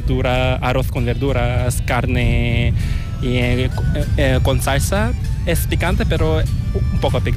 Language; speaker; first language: Spanish; non-native, learner; Korean